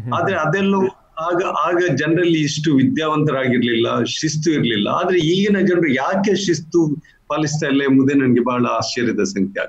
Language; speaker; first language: Kannada; non-native, local second language; Tulu